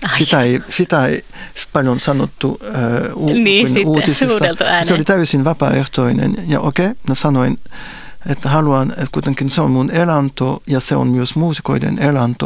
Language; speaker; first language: Finnish; non-native, fluent; French